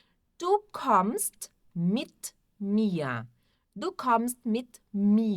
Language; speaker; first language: German; non-native, fluent; Portuguese